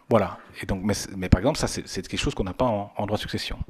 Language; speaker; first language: French; native; French